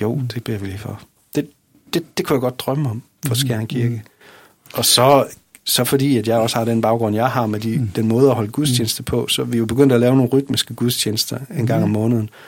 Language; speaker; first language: Danish; native; Danish